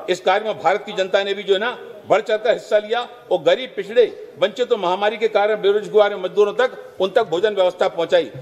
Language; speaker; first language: Hindi; native; Hindi